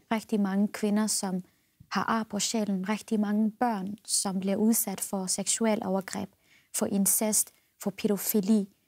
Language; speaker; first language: Danish; non-native, fluent; Central Kurdish